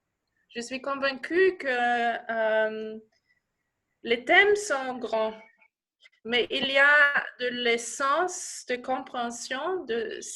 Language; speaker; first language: French; non-native, learner; German